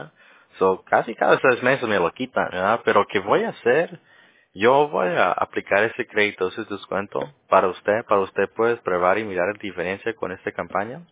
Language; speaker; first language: Spanish; early bilingual, heritage; Spanish